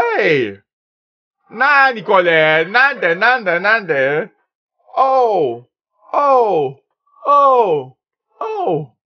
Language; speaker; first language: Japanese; non-native, learner; English